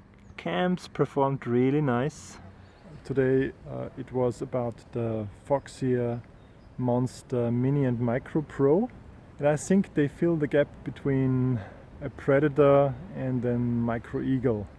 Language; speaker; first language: English; non-native, fluent; German